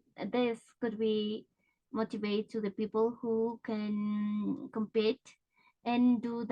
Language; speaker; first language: English; non-native, learner; Spanish